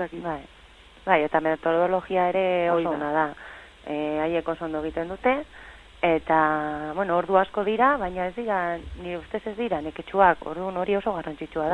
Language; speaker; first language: Basque; non-native, local second language; Spanish